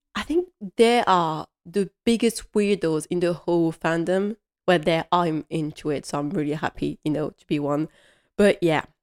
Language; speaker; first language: English; non-native, fluent; French